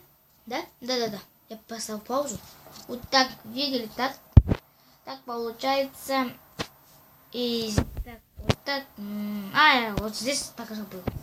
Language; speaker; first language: Russian; non-native, local second language; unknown